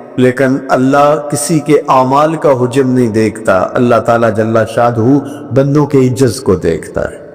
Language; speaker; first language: Urdu; non-native, local second language; Punjabi